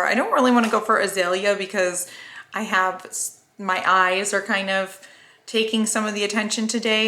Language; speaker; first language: English; native; English